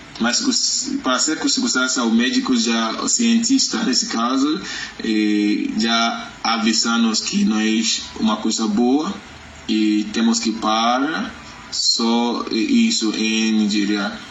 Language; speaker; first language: Portuguese; non-native, learner; Yoruba